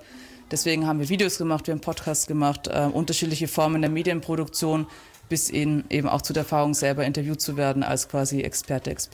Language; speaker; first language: German; native; German